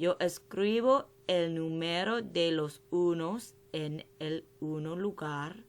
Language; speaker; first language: Spanish; non-native, learner; English